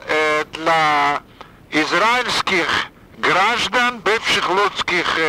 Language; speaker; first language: Russian; non-native, fluent; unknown